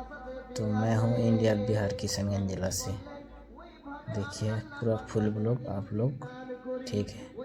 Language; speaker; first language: Hindi; non-native, local second language; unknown